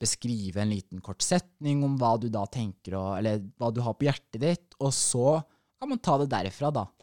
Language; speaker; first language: Norwegian; early bilingual, other home language; Somali